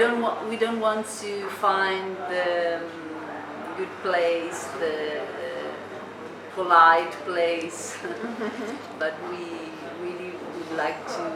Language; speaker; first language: English; non-native, fluent; Italian